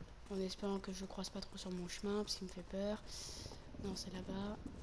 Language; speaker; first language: French; native; French